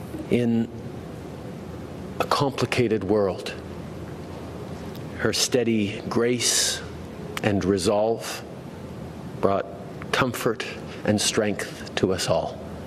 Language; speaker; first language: English; native; English